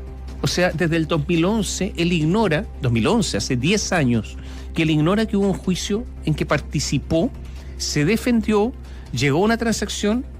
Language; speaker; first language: Spanish; native; Spanish